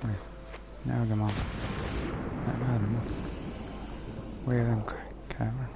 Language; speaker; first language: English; non-native, learner; Lithuanian